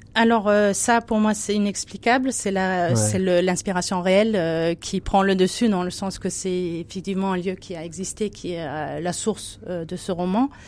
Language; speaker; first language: French; non-native, fluent; German